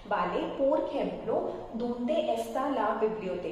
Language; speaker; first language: Spanish; non-native, fluent; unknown